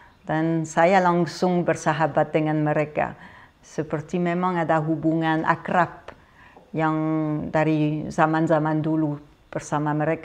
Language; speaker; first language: Indonesian; non-native, fluent; French